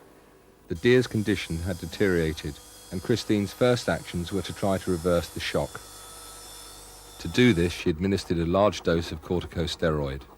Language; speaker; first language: English; native; English